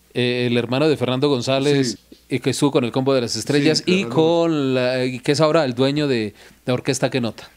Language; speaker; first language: Spanish; native; Spanish